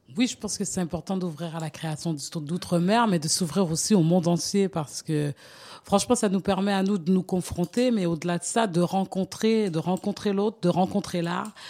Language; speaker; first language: French; native; French